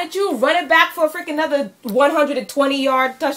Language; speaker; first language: English; native; English